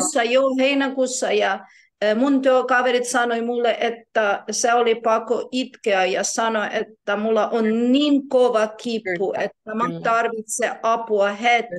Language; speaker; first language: Finnish; non-native, learner; Ukrainian